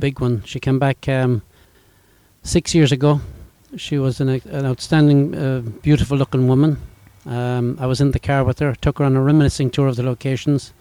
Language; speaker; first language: English; native; English